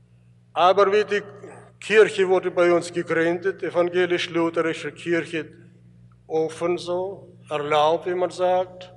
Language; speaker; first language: German; early bilingual, heritage; German